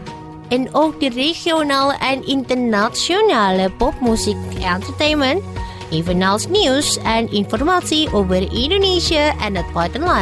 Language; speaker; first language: Dutch; non-native, fluent; Indonesian